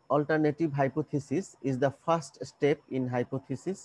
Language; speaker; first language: English; non-native, local second language; Bangla